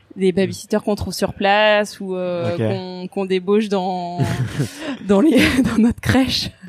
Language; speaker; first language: French; native; French